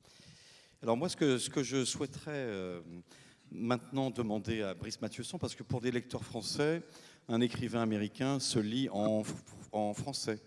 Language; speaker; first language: French; native; French